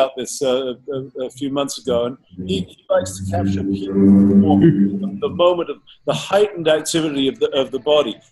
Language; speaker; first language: English; native; English